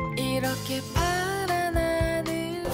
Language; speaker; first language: Korean; non-native, learner; Japanese